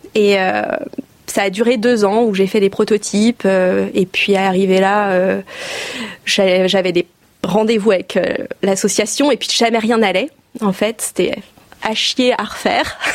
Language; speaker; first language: French; native; French